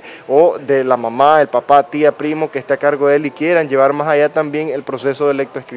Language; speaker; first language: Spanish; native; Spanish